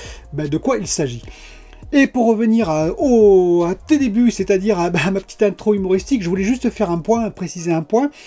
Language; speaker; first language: French; native; French